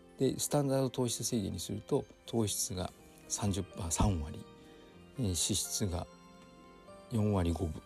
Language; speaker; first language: Japanese; native; Japanese